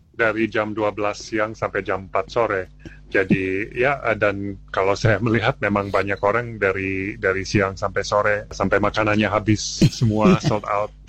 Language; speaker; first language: Indonesian; non-native, fluent; English